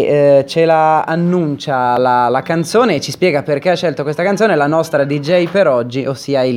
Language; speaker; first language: Italian; native; Italian